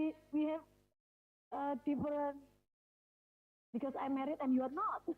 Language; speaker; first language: English; non-native, fluent; Indonesian